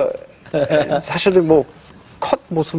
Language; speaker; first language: Korean; non-native, fluent; English